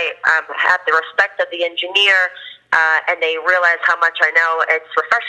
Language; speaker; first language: English; native; English